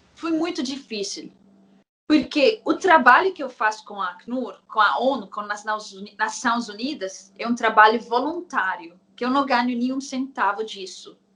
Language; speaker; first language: Portuguese; non-native, fluent; Arabic